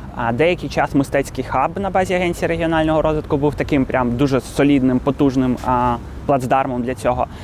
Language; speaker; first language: Ukrainian; non-native, local second language; Russian